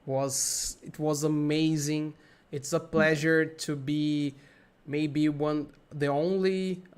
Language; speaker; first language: English; non-native, learner; Portuguese